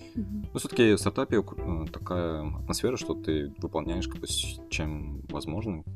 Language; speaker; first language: Russian; non-native, fluent; Kazakh